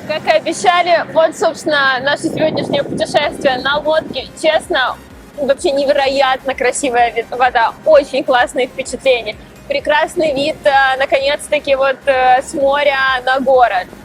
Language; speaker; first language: Russian; native; Russian